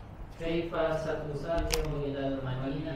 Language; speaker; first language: Arabic; non-native, learner; Indonesian